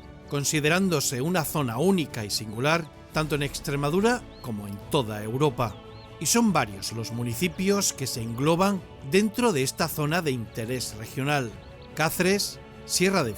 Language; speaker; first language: Spanish; native; Spanish